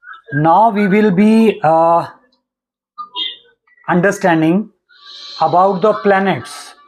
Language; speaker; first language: English; non-native, local second language; Hindi